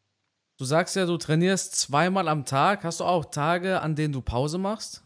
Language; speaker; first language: German; native; German